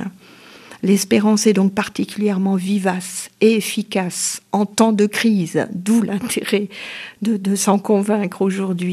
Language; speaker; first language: French; native; French